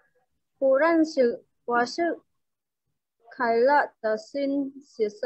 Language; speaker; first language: Chinese; non-native, learner; Khmer